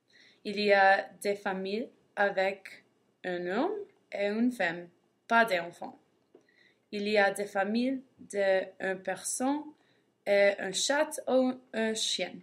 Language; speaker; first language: French; non-native, learner; English